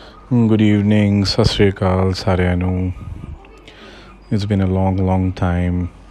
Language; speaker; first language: English; non-native, local second language; Punjabi